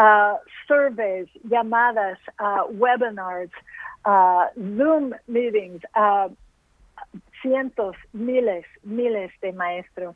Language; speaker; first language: Spanish; early bilingual, heritage; English